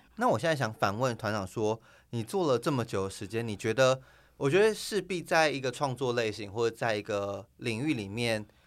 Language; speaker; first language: Chinese; native; Chinese